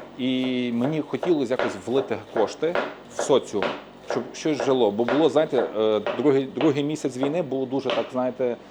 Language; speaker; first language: Ukrainian; native; Ukrainian